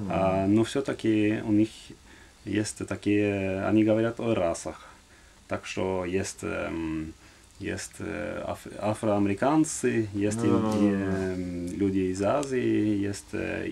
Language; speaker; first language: Russian; non-native, fluent; Norwegian